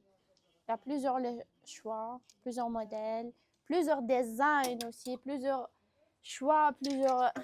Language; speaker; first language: French; non-native, local second language; Arabic